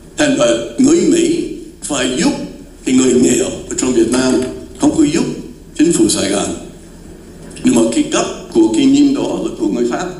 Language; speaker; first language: Vietnamese; non-native, fluent; English